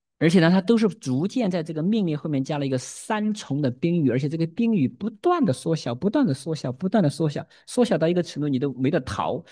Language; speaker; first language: Chinese; native; Chinese